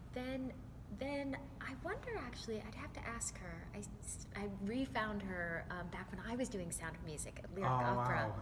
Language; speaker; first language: English; native; English